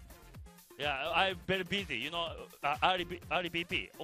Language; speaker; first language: English; non-native, learner; Japanese